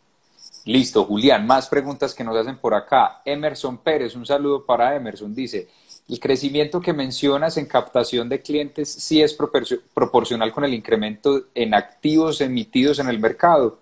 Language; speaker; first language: Spanish; native; Spanish